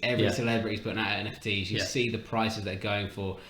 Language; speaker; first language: English; native; English